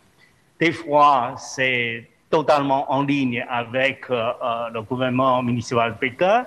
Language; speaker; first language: French; non-native, fluent; Chinese